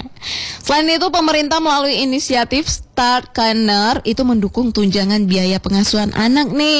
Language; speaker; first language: Indonesian; native; Indonesian